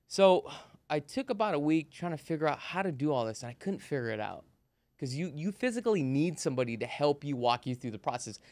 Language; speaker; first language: English; native; English